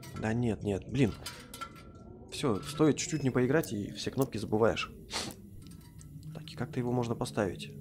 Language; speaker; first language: Russian; native; Russian